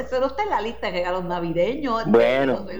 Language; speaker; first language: Spanish; native; Spanish